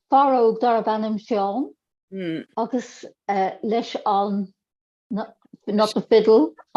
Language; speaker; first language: Irish; non-native, local second language; English